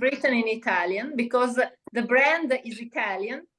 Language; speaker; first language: English; non-native, learner; Italian